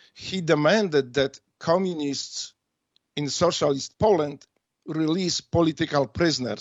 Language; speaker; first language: English; non-native, fluent; Polish